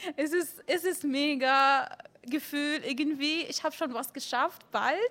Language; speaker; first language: German; early bilingual, other home language; Arabic